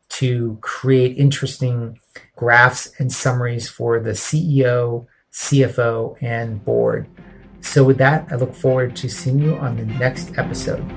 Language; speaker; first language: English; native; English